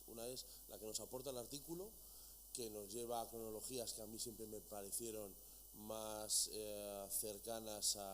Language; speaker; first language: Spanish; native; Spanish